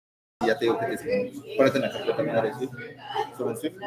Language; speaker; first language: Spanish; native; Spanish